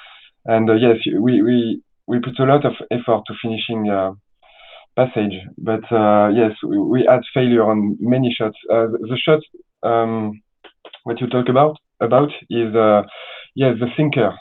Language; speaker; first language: English; non-native, learner; French